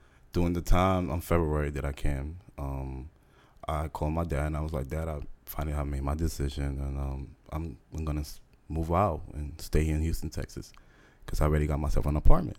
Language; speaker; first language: English; native; English